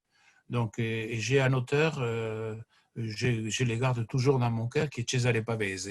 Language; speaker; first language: French; non-native, fluent; Spanish